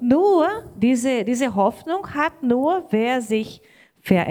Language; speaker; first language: German; non-native, learner; Portuguese